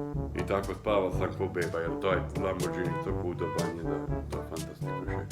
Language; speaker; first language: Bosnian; non-native, local second language; Hungarian